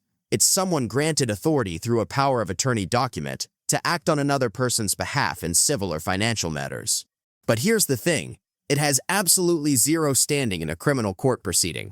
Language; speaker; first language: English; native; English